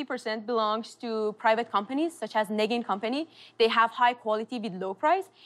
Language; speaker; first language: English; non-native, fluent; Persian